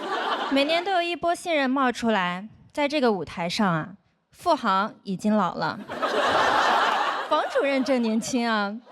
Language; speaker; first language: Chinese; native; Chinese